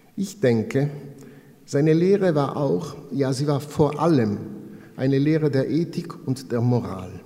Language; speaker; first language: German; non-native, fluent; Italian